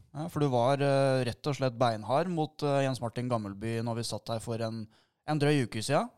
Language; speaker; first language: Norwegian; native; Norwegian